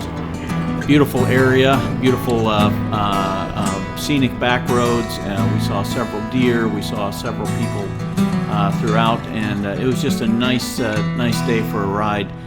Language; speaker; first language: English; native; English